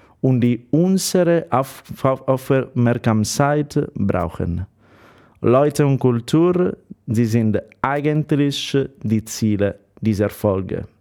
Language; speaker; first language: German; non-native, fluent; Italian